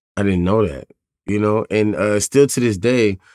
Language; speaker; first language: English; native; English